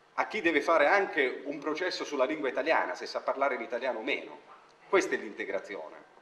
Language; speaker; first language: Italian; non-native, fluent; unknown